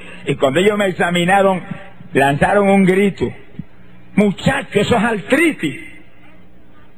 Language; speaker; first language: Spanish; native; Spanish